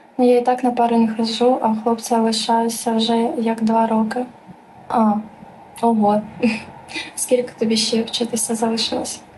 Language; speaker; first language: Ukrainian; native; Ukrainian